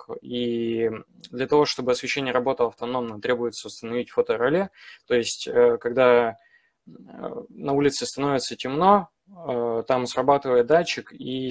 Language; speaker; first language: Russian; native; Russian